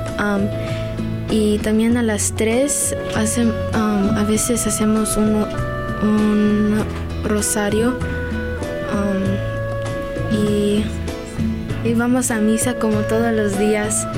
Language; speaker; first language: Spanish; early bilingual, other home language; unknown